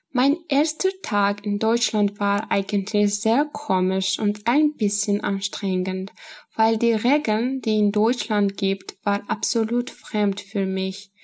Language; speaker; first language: German; non-native, learner; Georgian